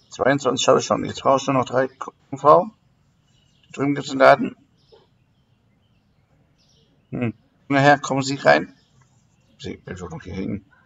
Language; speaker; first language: German; native; German